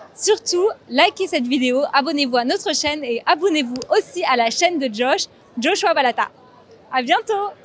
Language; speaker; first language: French; native; French